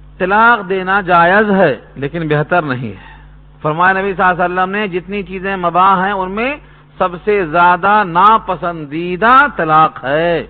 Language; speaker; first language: Urdu; native; Urdu